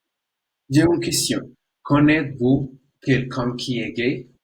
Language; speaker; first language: French; non-native, learner; Spanish